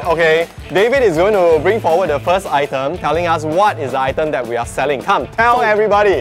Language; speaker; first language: English; non-native, local second language; Chinese